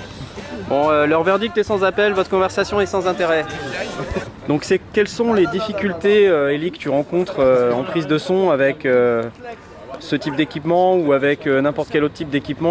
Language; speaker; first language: French; native; French